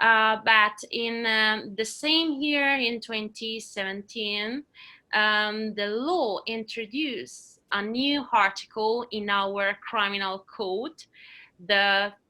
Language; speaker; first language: English; non-native, learner; Italian